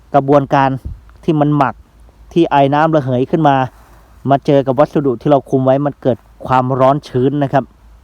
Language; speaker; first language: Thai; non-native, local second language; Northeastern Thai